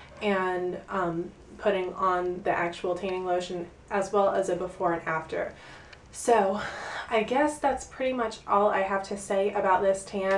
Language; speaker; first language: English; native; English